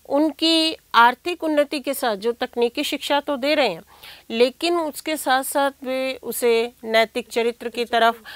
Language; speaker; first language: Hindi; native; Hindi